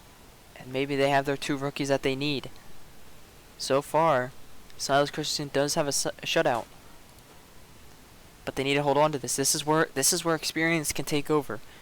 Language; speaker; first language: English; native; English